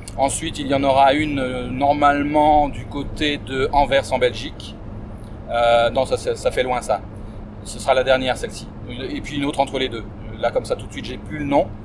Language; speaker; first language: French; native; French